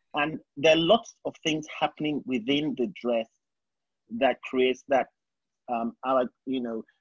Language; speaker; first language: English; non-native, local second language; Yoruba